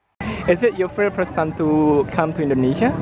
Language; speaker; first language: English; non-native, fluent; Indonesian